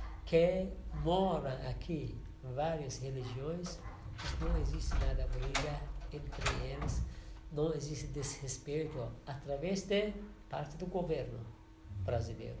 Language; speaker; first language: Portuguese; non-native, learner; Persian